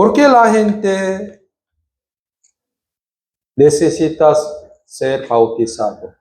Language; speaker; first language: Spanish; non-native, fluent; Korean